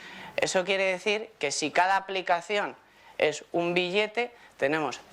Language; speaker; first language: Spanish; native; Spanish